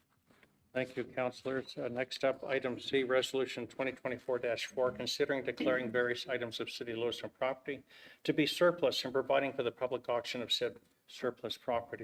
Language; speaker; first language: English; native; English